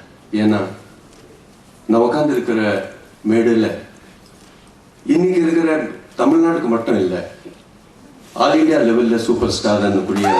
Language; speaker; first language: Tamil; non-native, fluent; Hindi